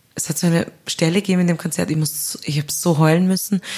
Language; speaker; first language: German; native; German